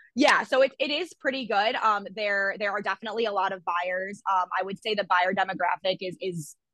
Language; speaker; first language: English; native; English